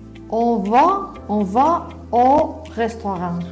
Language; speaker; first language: French; non-native, learner; Spanish